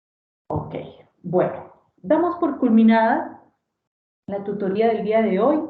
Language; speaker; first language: Spanish; native; Spanish